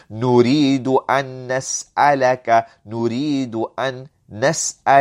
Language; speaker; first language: Arabic; non-native, fluent; English